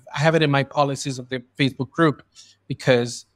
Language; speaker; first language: English; early bilingual, other home language; Spanish